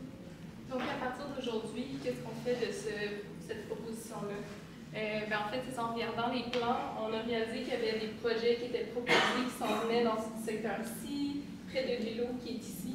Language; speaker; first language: French; native; French